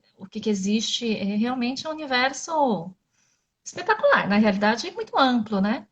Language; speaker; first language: Portuguese; native; Portuguese